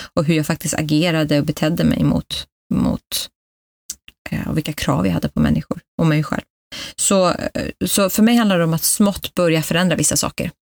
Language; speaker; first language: Swedish; early bilingual, other home language; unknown